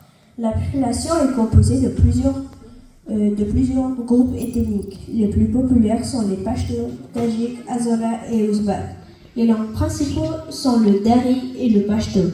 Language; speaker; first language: French; early bilingual, other home language; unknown